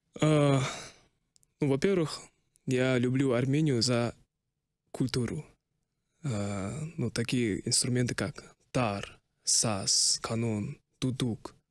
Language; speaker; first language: Russian; non-native, local second language; Kazakh